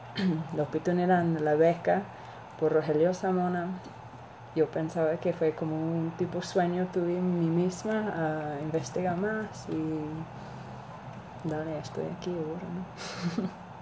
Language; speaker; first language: Spanish; non-native, learner; English